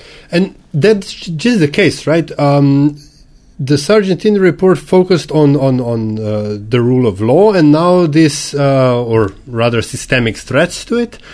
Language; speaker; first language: English; non-native, fluent; Slovenian